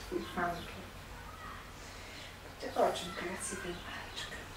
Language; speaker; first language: Polish; non-native, learner; Russian